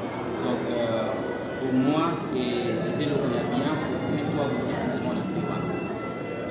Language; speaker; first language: French; non-native, local second language; Lingala